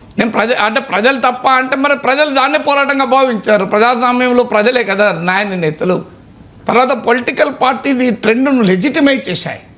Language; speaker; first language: Telugu; native; Telugu